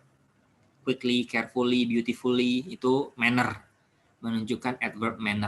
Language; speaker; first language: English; non-native, fluent; Indonesian